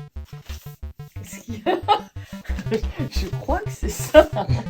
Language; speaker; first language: French; native; French